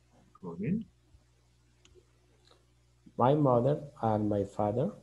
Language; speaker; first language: English; non-native, learner; Spanish